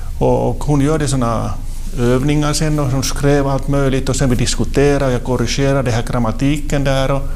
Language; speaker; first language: Swedish; non-native, local second language; Finnish